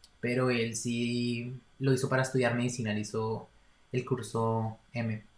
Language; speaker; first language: Spanish; native; Spanish